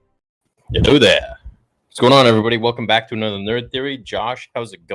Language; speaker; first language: English; native; English